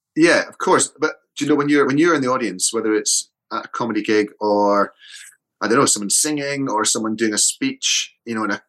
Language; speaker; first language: English; native; English